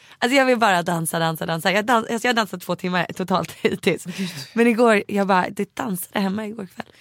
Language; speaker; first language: Swedish; native; Swedish